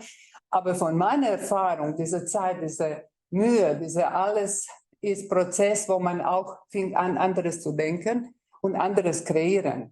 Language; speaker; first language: German; non-native, fluent; Croatian